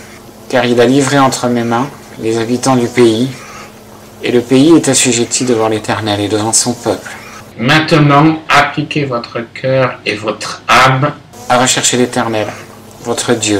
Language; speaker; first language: French; native; French